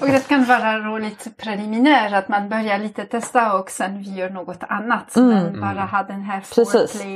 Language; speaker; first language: Swedish; non-native, fluent; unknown